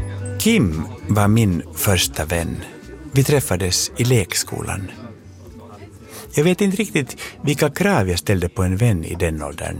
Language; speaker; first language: Swedish; native; Swedish